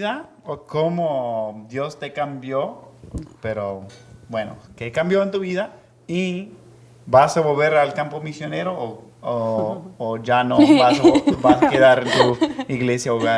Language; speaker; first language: Spanish; non-native, fluent; English